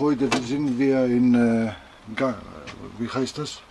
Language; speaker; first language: German; non-native, learner; Greek